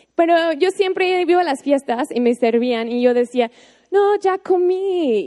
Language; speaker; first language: Spanish; non-native, fluent; English